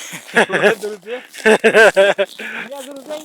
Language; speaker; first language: Russian; non-native, local second language; Yakut